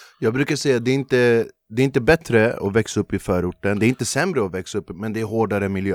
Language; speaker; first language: Swedish; early bilingual, other home language; Kurdish